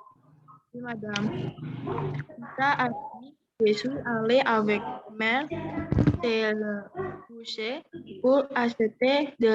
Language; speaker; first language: French; non-native, learner; Indonesian